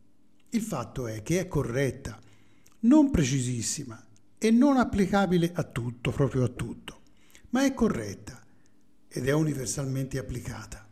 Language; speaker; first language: Italian; native; Italian